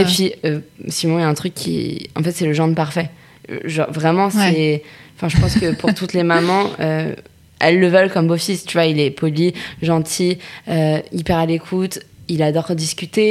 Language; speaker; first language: French; native; French